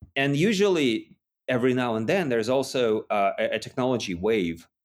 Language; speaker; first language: English; non-native, fluent; Russian